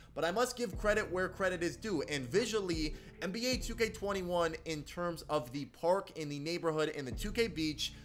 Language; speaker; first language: English; native; English